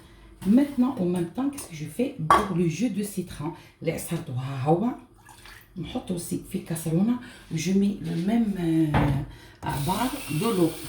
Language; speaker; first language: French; non-native, local second language; Arabic